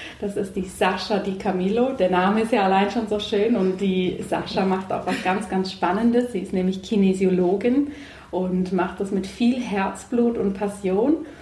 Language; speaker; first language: German; native; German